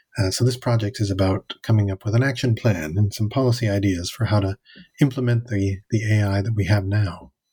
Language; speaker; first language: English; native; English